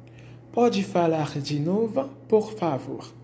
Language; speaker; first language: Portuguese; non-native, fluent; Haitian Creole